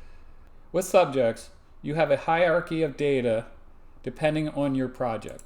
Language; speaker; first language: English; native; English